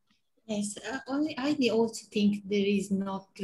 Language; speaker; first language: English; non-native, learner; Italian